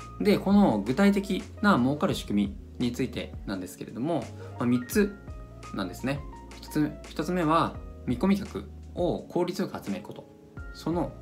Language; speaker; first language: Japanese; native; Japanese